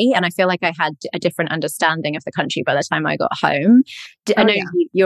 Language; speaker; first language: English; native; English